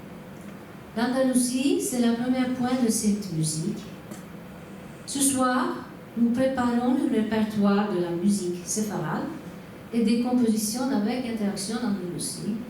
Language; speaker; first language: French; non-native, learner; Turkish